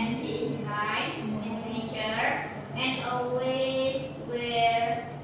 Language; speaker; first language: English; non-native, learner; Indonesian